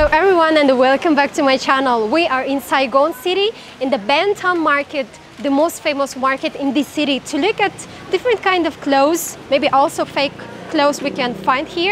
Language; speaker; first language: English; non-native, learner; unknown